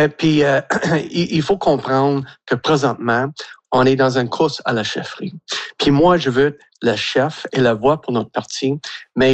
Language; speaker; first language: French; native; French